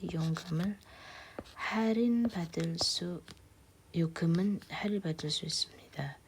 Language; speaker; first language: Korean; non-native, fluent; Indonesian